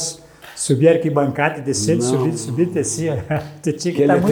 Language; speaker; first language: Portuguese; native; Portuguese